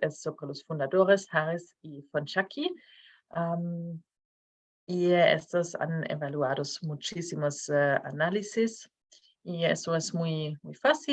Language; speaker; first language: Spanish; non-native, fluent; Norwegian